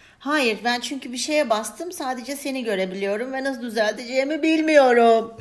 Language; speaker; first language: Turkish; early bilingual, heritage; Turkish